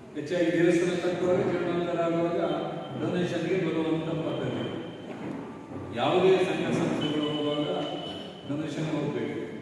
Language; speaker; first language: Kannada; non-native, local second language; Tulu